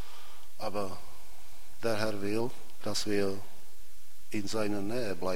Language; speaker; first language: German; non-native, fluent; Czech